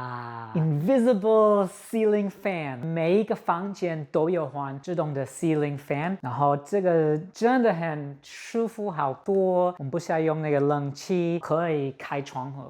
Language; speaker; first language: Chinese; non-native, fluent; English